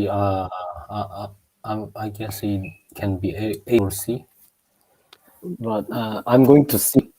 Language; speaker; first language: English; non-native, learner; Japanese